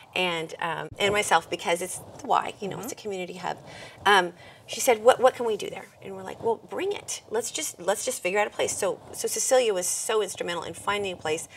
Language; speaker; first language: English; native; English